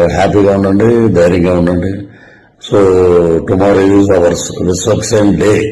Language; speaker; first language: Telugu; native; Telugu